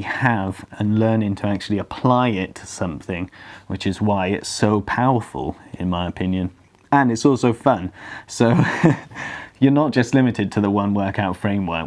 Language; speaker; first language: English; native; English